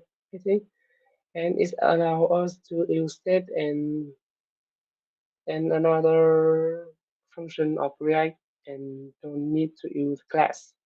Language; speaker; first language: English; non-native, learner; Vietnamese